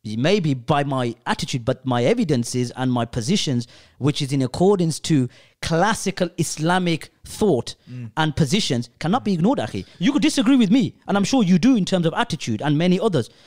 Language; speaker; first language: English; early bilingual, other home language; Urdu